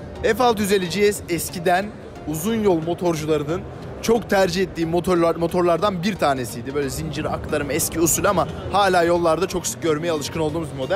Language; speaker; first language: Turkish; native; Turkish